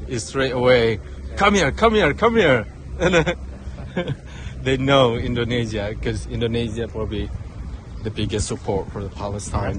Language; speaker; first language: English; non-native, learner; Indonesian